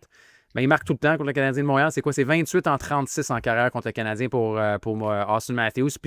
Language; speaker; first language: French; native; French